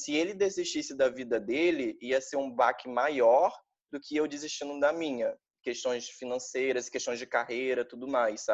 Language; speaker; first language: Portuguese; native; Portuguese